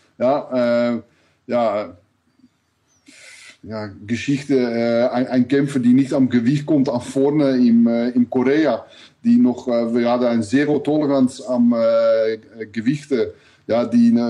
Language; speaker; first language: German; non-native, learner; Dutch